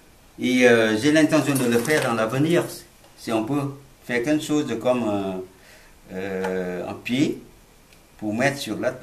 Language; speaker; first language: French; non-native, learner; Vietnamese